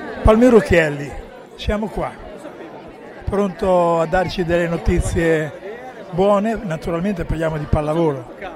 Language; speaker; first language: Italian; native; Italian